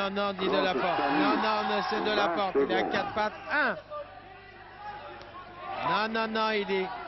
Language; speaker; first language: French; native; French